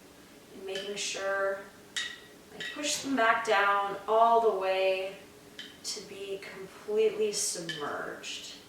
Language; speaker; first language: English; native; English